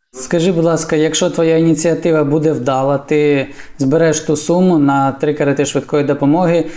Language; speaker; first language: Ukrainian; native; Ukrainian